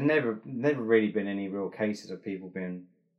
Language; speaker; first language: English; native; English